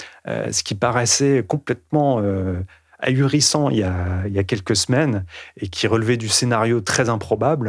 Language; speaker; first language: French; native; French